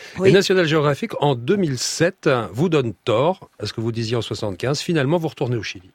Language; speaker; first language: French; native; French